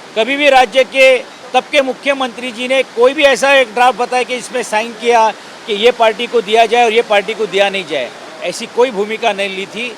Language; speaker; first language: Hindi; non-native, local second language; Marathi